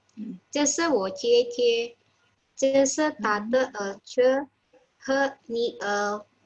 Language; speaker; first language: Chinese; non-native, learner; Indonesian